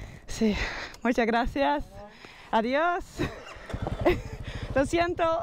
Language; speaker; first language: Spanish; non-native, learner; Dutch